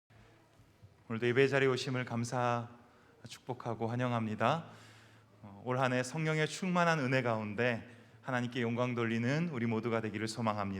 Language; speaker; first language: Korean; native; Korean